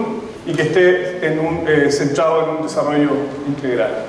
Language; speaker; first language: Spanish; native; Spanish